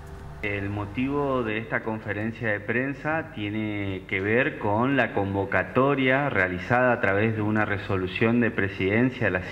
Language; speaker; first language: Spanish; native; Spanish